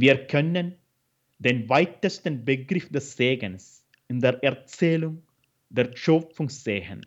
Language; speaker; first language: German; non-native, fluent; Malayalam